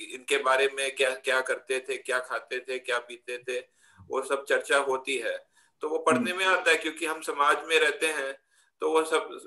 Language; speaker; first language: Hindi; non-native, local second language; Gujarati